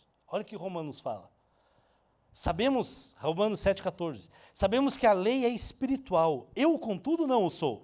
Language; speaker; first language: Portuguese; native; Portuguese